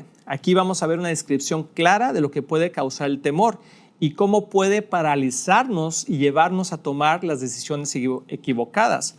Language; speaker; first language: Spanish; native; Spanish